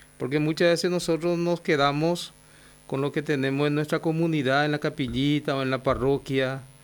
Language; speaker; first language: Spanish; native; Spanish